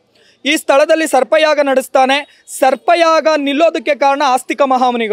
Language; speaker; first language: Kannada; native; Kannada